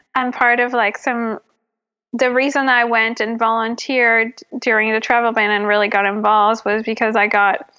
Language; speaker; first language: English; non-native, fluent; French